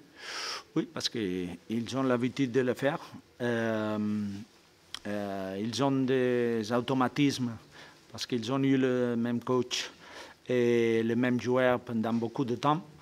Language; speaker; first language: French; non-native, fluent; Spanish